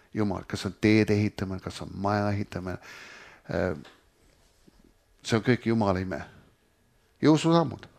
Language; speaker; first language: Estonian; early bilingual, heritage; Estonian